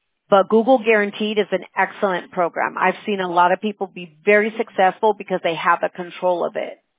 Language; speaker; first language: English; early bilingual, other home language; Spanish